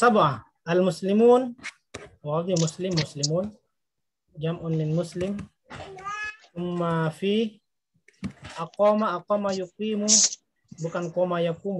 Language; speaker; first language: Arabic; non-native, fluent; Indonesian